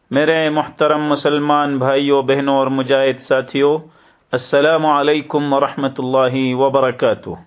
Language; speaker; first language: Urdu; native; Urdu